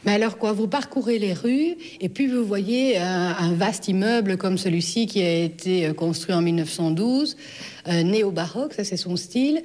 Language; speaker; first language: French; native; French